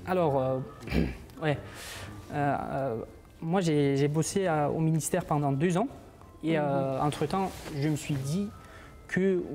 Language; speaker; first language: French; non-native, fluent; Uzbek